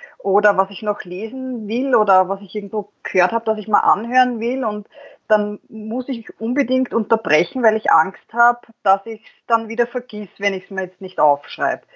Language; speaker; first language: German; native; German